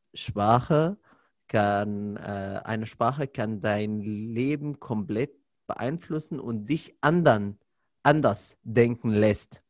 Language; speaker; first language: German; non-native, fluent; Arabic